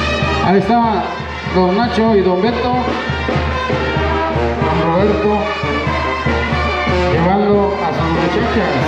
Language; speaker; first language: Spanish; native; Spanish